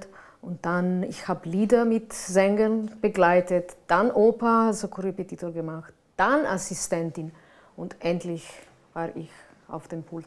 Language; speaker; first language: German; non-native, fluent; Italian